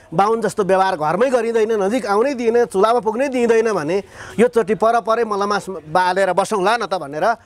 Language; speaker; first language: Nepali; native; Nepali